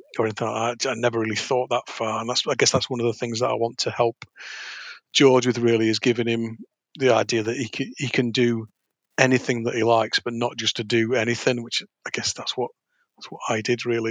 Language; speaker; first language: English; native; English